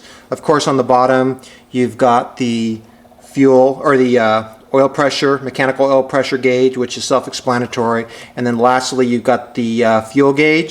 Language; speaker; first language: English; native; English